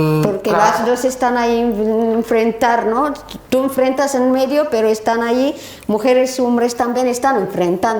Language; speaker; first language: Spanish; non-native, learner; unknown